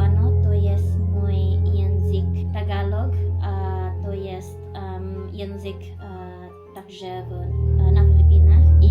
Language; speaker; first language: Polish; non-native, learner; Cebuano